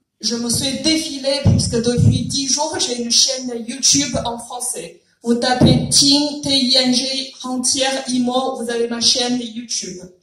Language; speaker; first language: French; non-native, fluent; Chinese